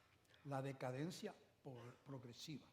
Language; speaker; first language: Spanish; native; Spanish